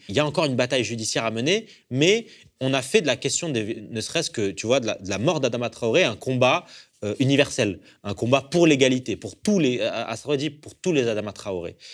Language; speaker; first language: French; early bilingual, other home language; Arabic